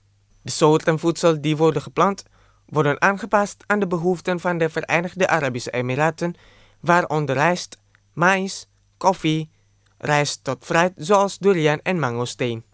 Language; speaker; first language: Dutch; non-native, fluent; Indonesian